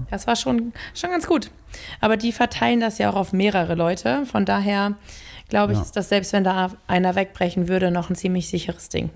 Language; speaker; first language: German; native; German